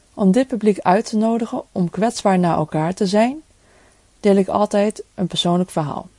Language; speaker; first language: Dutch; early bilingual, other home language; Cantonese